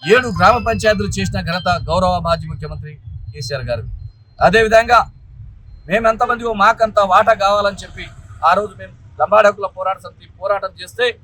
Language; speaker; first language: Telugu; non-native, local second language; Lambadi